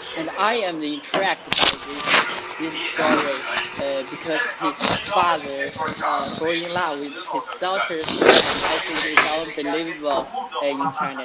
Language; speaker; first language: English; non-native, learner; Chinese